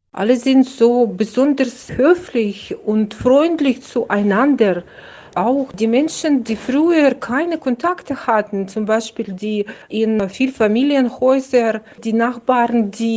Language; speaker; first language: German; non-native, fluent; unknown